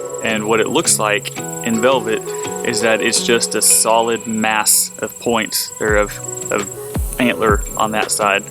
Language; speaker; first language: English; native; English